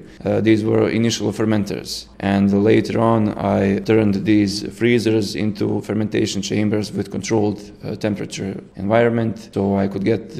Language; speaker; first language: English; non-native, fluent; Serbian